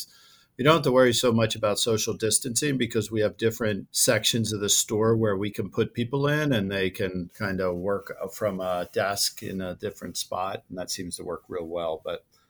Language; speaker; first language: English; native; English